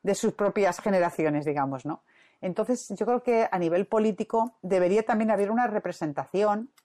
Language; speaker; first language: Spanish; native; Spanish